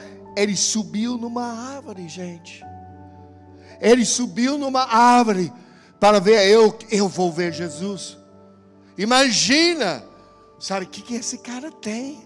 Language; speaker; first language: Portuguese; non-native, fluent; English